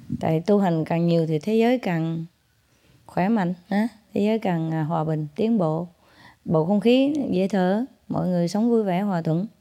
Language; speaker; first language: Vietnamese; native; Vietnamese